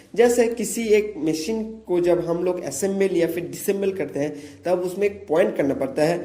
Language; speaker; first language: Hindi; non-native, local second language; Bangla